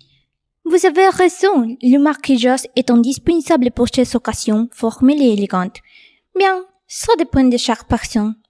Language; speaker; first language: French; non-native, learner; Spanish